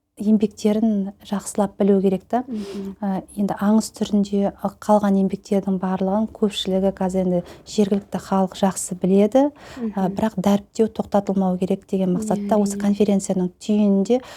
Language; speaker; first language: Kazakh; native; Kazakh